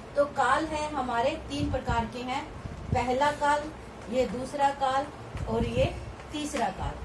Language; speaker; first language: Hindi; native; Hindi